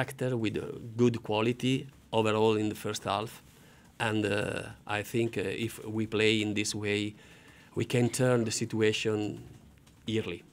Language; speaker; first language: English; non-native, learner; Italian